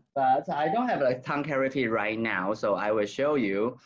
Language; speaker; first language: English; non-native, learner; Chinese